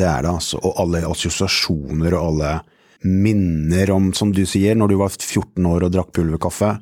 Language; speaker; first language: Norwegian; native; Norwegian